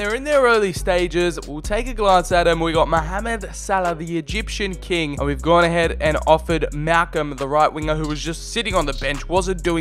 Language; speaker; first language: English; native; English